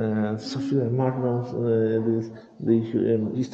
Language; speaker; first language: German; non-native, learner; Polish